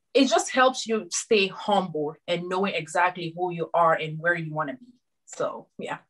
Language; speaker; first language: English; non-native, fluent; Susu